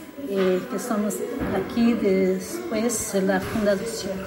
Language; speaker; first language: Spanish; non-native, learner; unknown